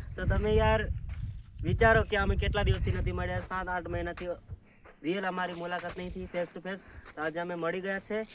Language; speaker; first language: Gujarati; non-native, local second language; Bhili